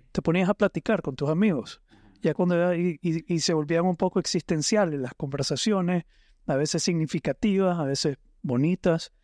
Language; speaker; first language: Spanish; native; Spanish